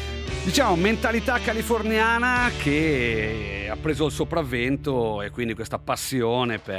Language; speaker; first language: Italian; native; Italian